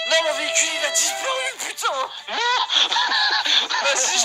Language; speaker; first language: French; native; French